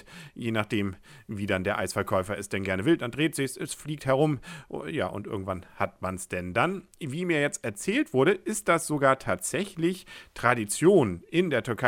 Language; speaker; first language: German; native; German